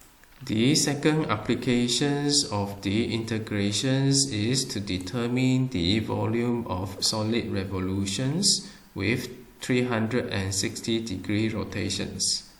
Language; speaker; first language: English; non-native, fluent; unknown